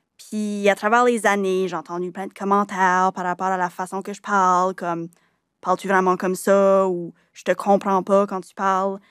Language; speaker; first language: French; native; French